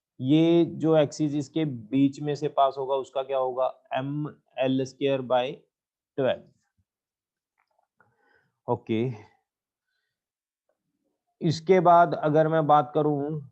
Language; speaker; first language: Hindi; native; Hindi